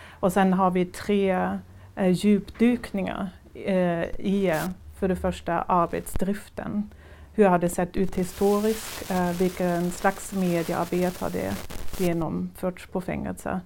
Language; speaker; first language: Swedish; non-native, fluent; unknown